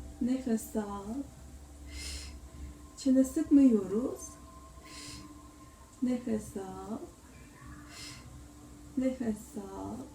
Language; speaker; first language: Turkish; non-native, learner; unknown